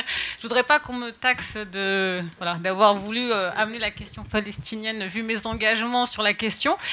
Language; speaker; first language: French; native; French